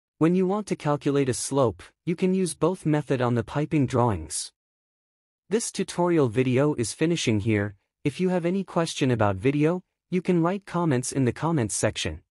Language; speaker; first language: English; non-native, learner; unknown